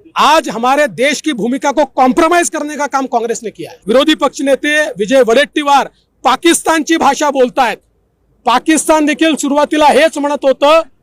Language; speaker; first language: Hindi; non-native, local second language; Marathi